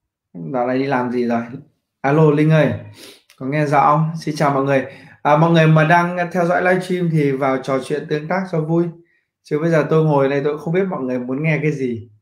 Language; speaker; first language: Vietnamese; native; Vietnamese